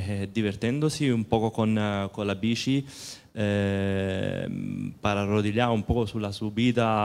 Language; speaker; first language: Spanish; non-native, learner; Italian